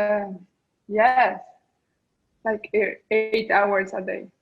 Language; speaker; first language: English; non-native, learner; Spanish